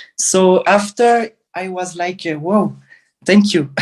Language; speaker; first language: English; non-native, learner; French